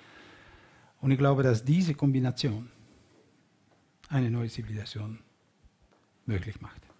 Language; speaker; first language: German; non-native, learner; Dutch